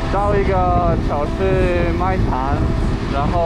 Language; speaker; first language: Chinese; non-native, learner; Russian